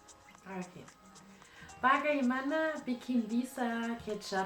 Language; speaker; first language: Indonesian; non-native, learner; German